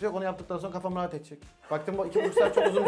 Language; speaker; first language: Turkish; native; Turkish